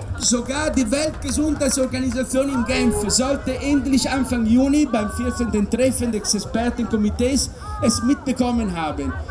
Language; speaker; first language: German; non-native, learner; Italian